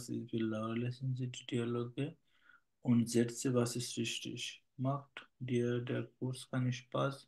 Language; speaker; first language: German; non-native, fluent; Bangla